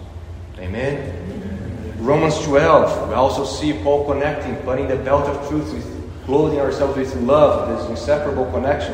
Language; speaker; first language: English; non-native, fluent; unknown